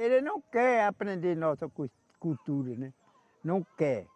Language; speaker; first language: Portuguese; non-native, local second language; Kayapó